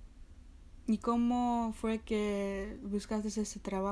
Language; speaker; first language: Spanish; early bilingual, heritage; Spanish